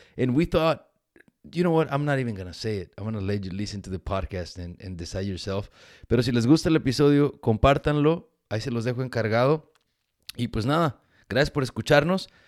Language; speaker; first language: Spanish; early bilingual, heritage; Spanish